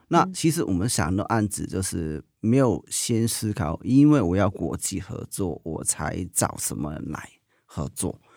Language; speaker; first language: Chinese; non-native, local second language; Cantonese